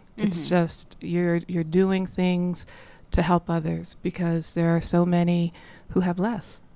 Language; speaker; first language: English; native; English